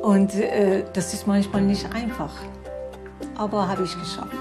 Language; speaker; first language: German; non-native, fluent; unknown